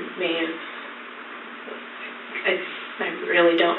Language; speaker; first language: English; native; English